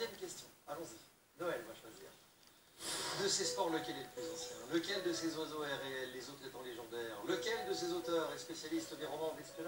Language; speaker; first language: French; native; French